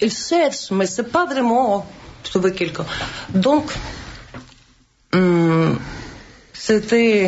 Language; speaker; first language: French; non-native, learner; Russian